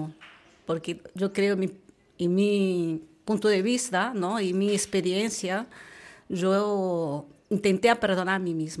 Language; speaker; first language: Spanish; non-native, fluent; Portuguese